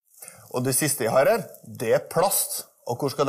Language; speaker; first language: Norwegian; native; Norwegian